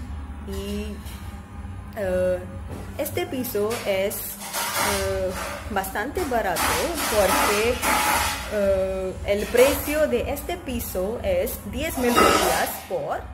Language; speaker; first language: Spanish; non-native, learner; Hindi